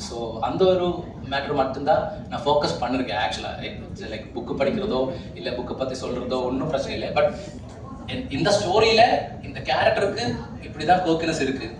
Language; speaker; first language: Tamil; non-native, fluent; Malayalam